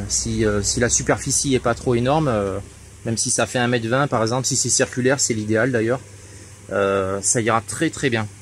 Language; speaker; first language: French; native; French